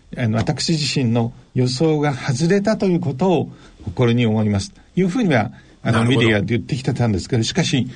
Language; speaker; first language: Japanese; native; Japanese